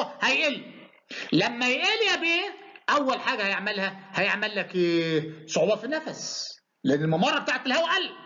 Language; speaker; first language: Arabic; native; Arabic